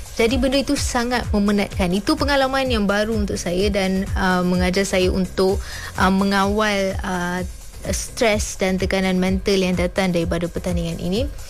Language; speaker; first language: Malay; non-native, fluent; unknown